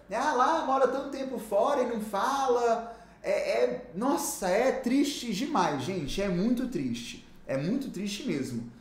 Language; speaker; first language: Portuguese; native; Portuguese